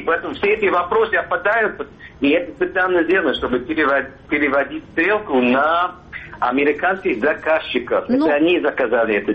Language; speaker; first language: Russian; non-native, fluent; English